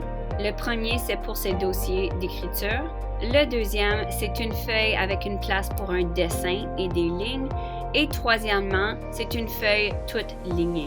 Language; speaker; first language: French; native; French